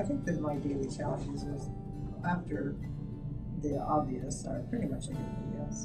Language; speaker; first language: English; native; English